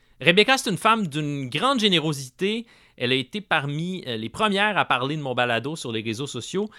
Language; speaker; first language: French; native; French